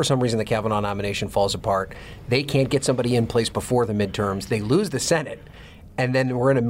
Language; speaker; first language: English; native; English